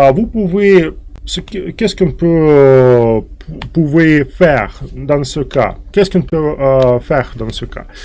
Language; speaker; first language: French; non-native, fluent; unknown